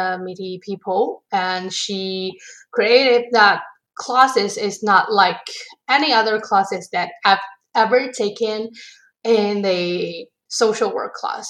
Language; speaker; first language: English; non-native, learner; Chinese